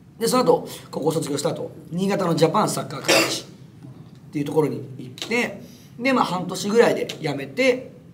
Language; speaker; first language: Japanese; native; Japanese